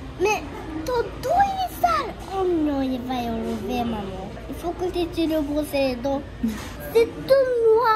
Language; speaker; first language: French; early bilingual, heritage; French